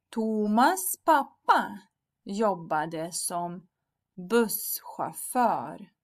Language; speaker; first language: Swedish; non-native, fluent; Russian